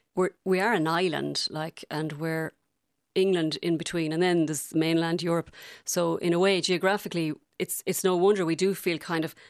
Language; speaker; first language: English; native; English